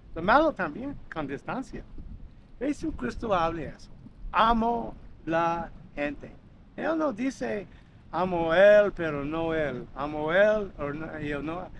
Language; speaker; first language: Spanish; non-native, learner; English